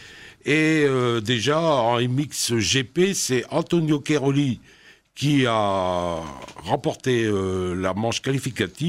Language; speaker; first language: French; native; French